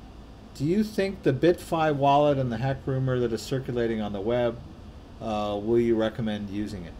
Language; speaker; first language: English; native; English